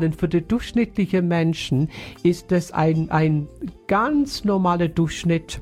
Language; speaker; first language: German; non-native, fluent; English